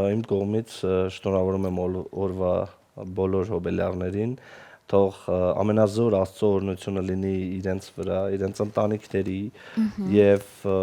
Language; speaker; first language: Armenian; non-native, local second language; Kurdish